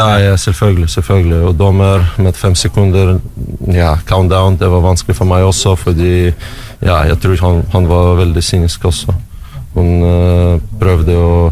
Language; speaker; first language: Norwegian; non-native, fluent; Russian